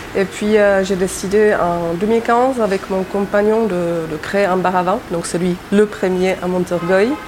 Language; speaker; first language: French; non-native, fluent; Czech